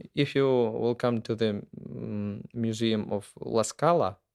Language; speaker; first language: English; non-native, fluent; Ukrainian